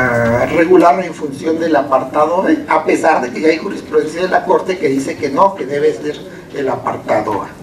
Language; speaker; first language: Spanish; native; Spanish